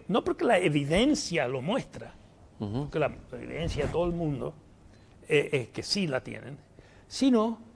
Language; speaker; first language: Spanish; early bilingual, heritage; Spanish